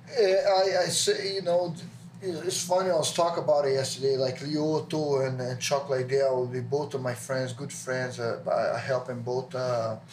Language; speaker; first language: English; non-native, learner; Portuguese